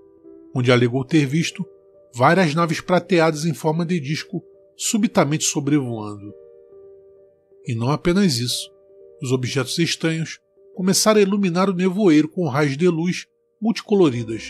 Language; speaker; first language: Portuguese; native; Portuguese